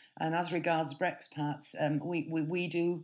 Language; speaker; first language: English; native; English